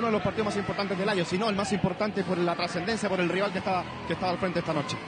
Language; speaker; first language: Spanish; native; Spanish